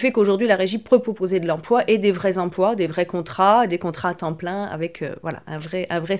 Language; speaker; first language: French; native; French